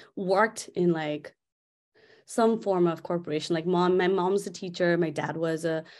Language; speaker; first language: English; non-native, local second language; Nepali